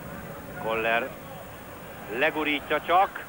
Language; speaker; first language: Hungarian; native; Hungarian